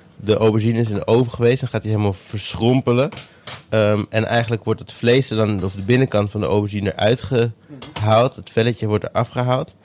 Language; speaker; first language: Dutch; native; Dutch